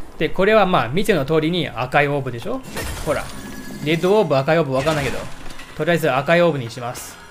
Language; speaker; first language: Japanese; non-native, fluent; English